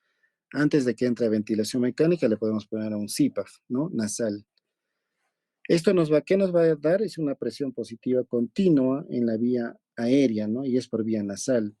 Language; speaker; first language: Spanish; native; Spanish